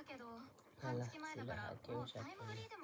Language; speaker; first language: French; non-native, fluent; Japanese